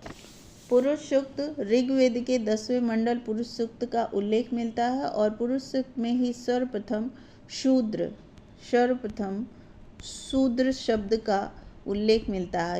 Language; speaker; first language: Hindi; native; Hindi